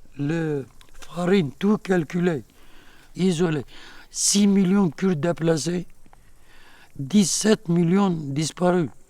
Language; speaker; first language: French; non-native, learner; Kurdish